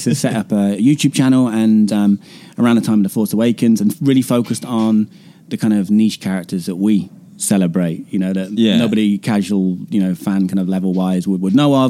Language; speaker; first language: English; native; English